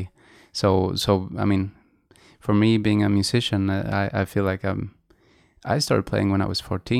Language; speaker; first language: English; non-native, fluent; Swedish